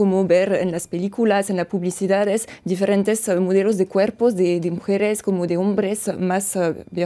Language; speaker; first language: Spanish; non-native, fluent; French